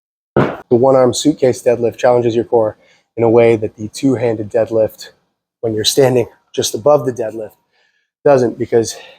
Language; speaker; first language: English; native; English